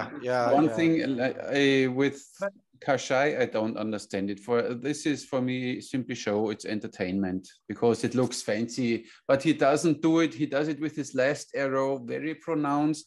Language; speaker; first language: English; non-native, fluent; German